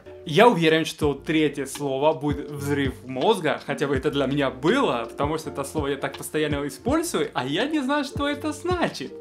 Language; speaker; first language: Russian; non-native, fluent; Spanish